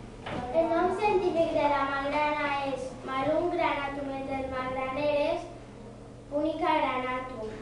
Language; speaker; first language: Catalan; non-native, local second language; Spanish